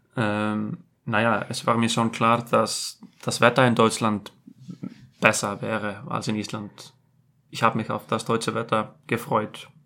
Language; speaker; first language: German; non-native, fluent; Icelandic